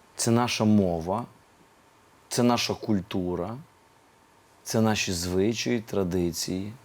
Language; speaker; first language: Ukrainian; native; Ukrainian